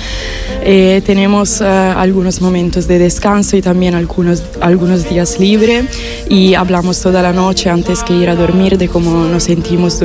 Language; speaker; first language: Spanish; non-native, fluent; Italian